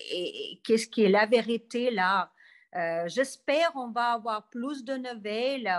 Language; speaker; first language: French; non-native, fluent; Russian